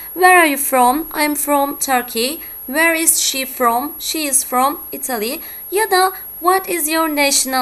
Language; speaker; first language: English; non-native, fluent; Turkish